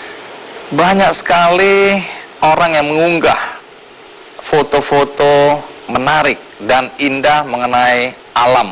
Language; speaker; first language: Indonesian; native; Indonesian